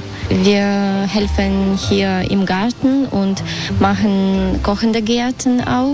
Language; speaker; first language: German; non-native, learner; Russian